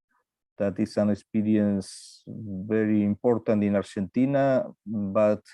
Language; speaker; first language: English; non-native, learner; Spanish